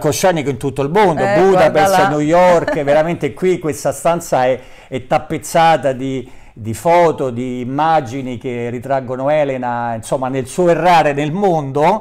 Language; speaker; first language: Italian; native; Italian